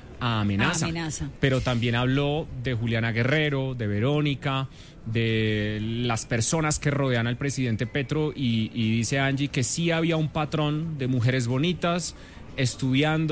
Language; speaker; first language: Spanish; native; Spanish